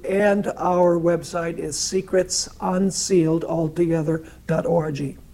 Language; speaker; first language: English; early bilingual, other home language; Spanish